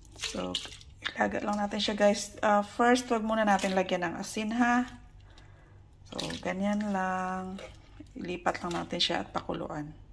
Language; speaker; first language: Filipino; non-native, local second language; Hiligaynon